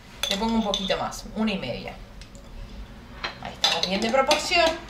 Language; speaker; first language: Spanish; native; Spanish